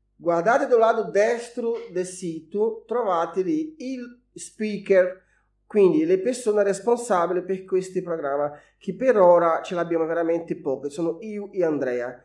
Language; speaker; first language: Italian; non-native, fluent; Portuguese